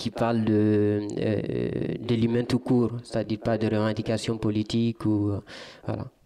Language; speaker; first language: French; non-native, local second language; Fula